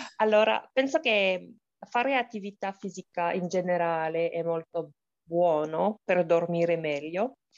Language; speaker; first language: Italian; non-native, learner; English